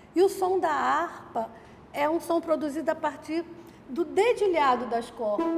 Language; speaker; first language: Portuguese; native; Portuguese